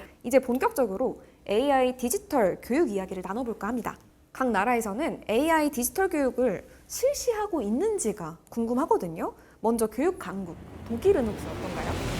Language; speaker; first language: Korean; native; Korean